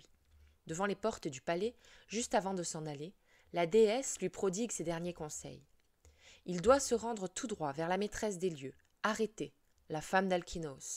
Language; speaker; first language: French; native; French